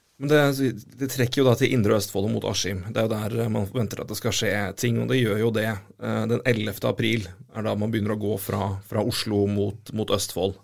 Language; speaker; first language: Norwegian; native; Norwegian